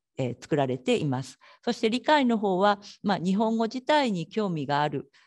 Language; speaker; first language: Japanese; native; Japanese